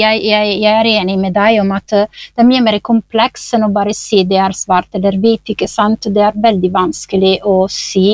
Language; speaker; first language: Norwegian; non-native, fluent; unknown